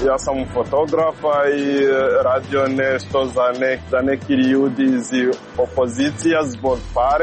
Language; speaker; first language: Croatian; non-native, learner; Rundi